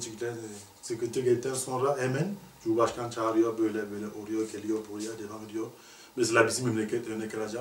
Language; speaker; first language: Turkish; non-native, learner; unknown